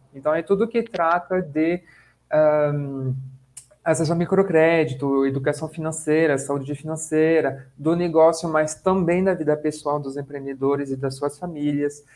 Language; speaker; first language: Portuguese; non-native, fluent; French